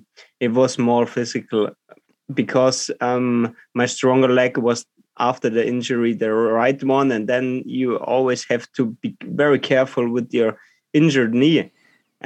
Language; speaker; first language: English; non-native, learner; German